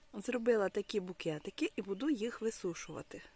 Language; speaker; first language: Ukrainian; native; Ukrainian